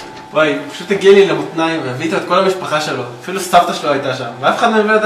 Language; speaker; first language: Hebrew; native; Hebrew